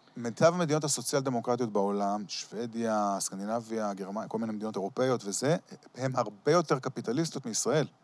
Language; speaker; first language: Hebrew; early bilingual, heritage; Hebrew